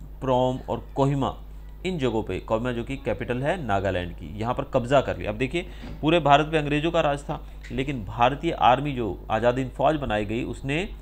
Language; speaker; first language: Hindi; non-native, local second language; Gujarati